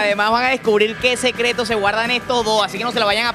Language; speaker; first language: Spanish; native; Spanish